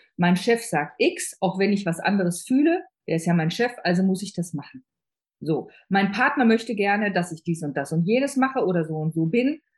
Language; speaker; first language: German; native; German